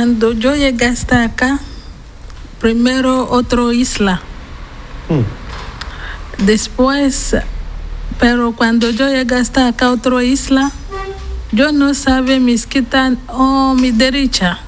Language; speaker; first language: Spanish; non-native, learner; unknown